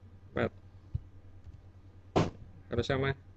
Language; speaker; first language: Indonesian; native; Indonesian